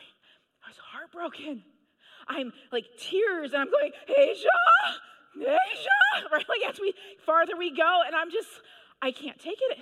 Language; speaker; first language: English; native; English